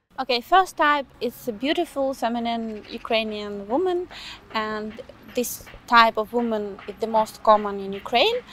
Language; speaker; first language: English; non-native, fluent; Ukrainian